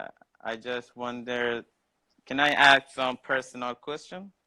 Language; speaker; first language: English; non-native, learner; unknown